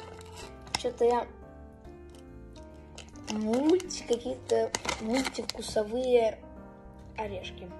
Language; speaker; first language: Russian; early bilingual, heritage; Russian